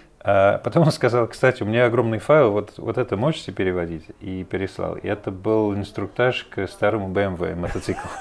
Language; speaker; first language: Russian; non-native, fluent; English